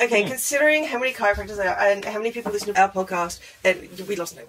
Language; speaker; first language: English; native; English